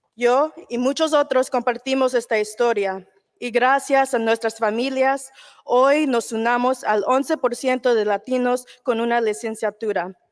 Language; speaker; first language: Spanish; early bilingual, other home language; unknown